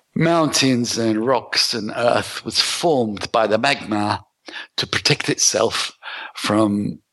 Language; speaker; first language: English; native; English